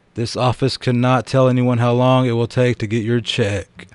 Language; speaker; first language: English; native; English